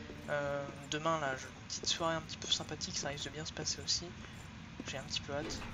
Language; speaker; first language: French; native; French